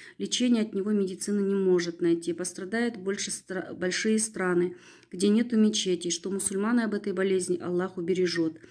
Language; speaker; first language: Russian; non-native, local second language; Kazakh